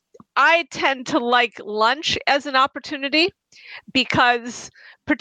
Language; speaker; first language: English; native; English